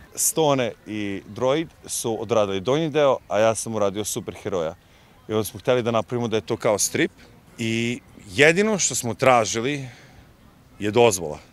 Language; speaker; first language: Serbian; native; Serbian